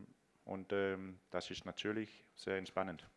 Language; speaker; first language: German; non-native, fluent; Danish